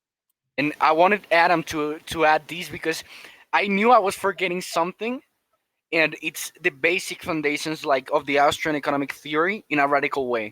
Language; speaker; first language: English; non-native, fluent; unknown